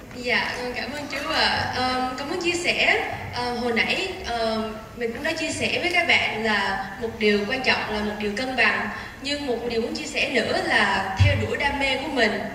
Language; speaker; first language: Vietnamese; early bilingual, heritage; Vietnamese